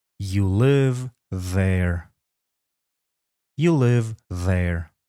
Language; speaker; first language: English; non-native, fluent; Polish